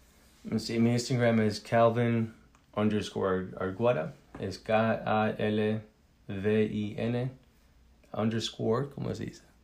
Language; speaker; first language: Spanish; early bilingual, heritage; Spanish